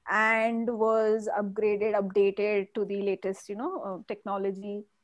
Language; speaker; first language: English; non-native, local second language; Malayalam